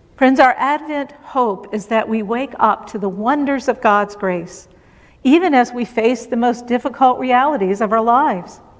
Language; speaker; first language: English; native; English